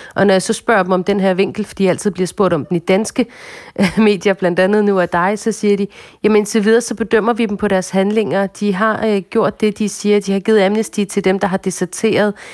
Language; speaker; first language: Danish; early bilingual, other home language; Arabic